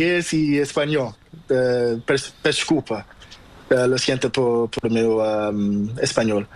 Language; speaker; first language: Spanish; non-native, learner; Portuguese